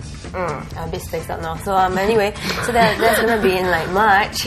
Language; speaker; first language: English; native; English